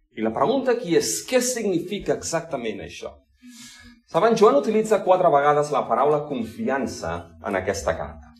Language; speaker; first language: Catalan; non-native, local second language; Spanish